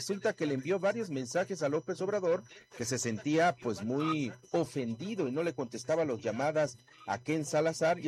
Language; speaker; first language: Spanish; native; Spanish